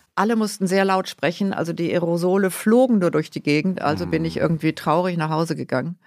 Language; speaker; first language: German; native; German